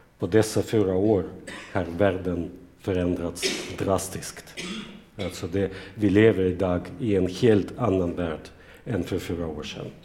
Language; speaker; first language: Swedish; non-native, fluent; Russian